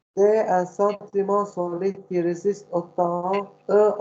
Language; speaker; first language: French; non-native, local second language; Arabic